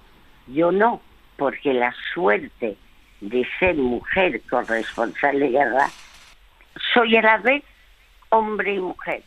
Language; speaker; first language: Spanish; early bilingual, other home language; French